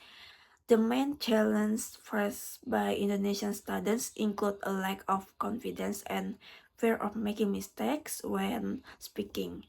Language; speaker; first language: English; non-native, learner; Indonesian